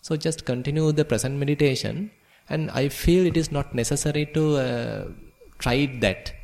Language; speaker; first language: English; non-native, local second language; Sinhala